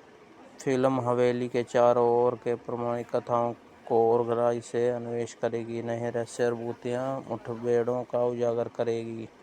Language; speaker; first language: Hindi; native; Hindi